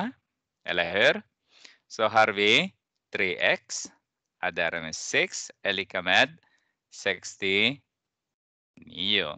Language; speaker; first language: Swedish; non-native, fluent; Persian